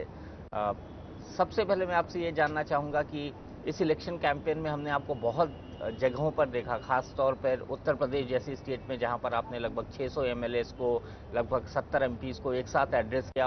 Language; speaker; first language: Hindi; native; Hindi